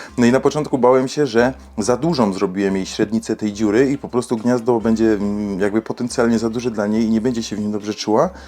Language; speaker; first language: Polish; native; Polish